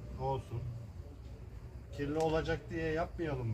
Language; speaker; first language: Turkish; native; Turkish